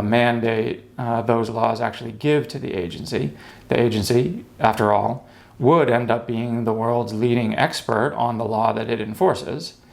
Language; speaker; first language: English; native; English